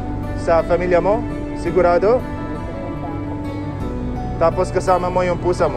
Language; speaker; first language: Filipino; non-native, learner; Arabic